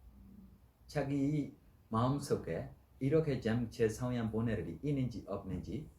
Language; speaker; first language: Korean; non-native, learner; Burmese